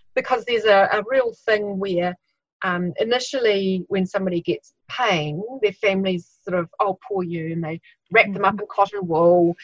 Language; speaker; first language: English; native; English